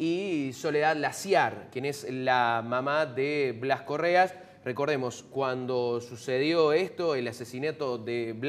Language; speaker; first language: Spanish; native; Spanish